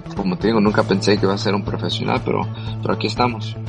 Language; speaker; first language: Spanish; early bilingual, heritage; Spanish